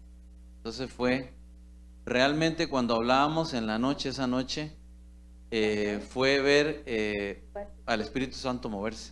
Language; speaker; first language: Spanish; native; Spanish